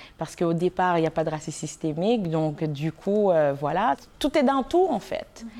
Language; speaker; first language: French; non-native, local second language; Haitian Creole